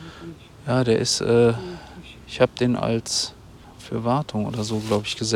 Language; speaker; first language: German; native; German